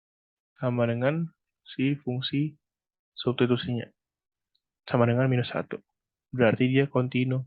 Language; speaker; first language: Indonesian; native; Indonesian